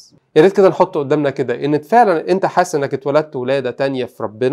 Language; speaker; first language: Arabic; native; Arabic